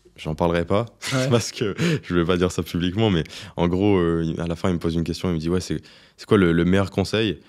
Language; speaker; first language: French; native; French